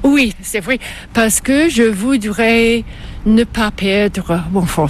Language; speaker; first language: French; non-native, local second language; English